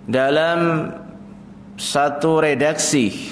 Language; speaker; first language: Indonesian; native; Indonesian